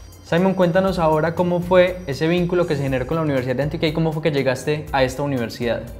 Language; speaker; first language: Spanish; native; Spanish